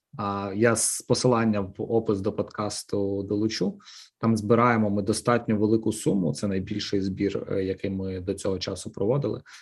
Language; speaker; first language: Ukrainian; native; Ukrainian